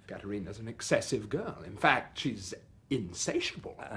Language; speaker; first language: English; native; English